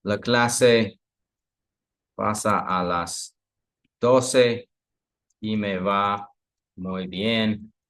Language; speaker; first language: Spanish; non-native, fluent; English